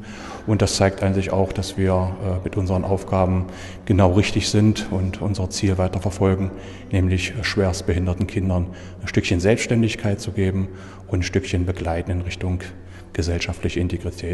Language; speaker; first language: German; native; German